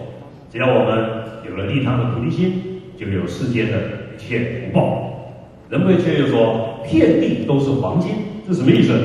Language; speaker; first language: Chinese; native; Chinese